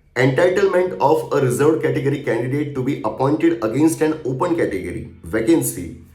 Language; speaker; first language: English; non-native, local second language; Gujarati